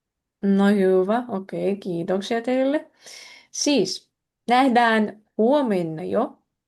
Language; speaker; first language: Finnish; non-native, fluent; Russian